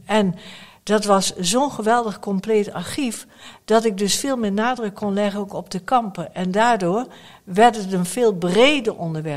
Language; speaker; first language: Dutch; native; Dutch